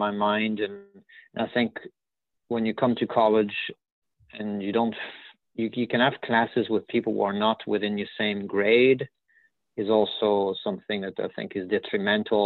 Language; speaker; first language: English; non-native, fluent; French